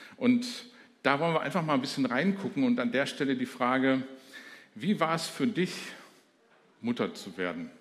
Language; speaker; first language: German; native; German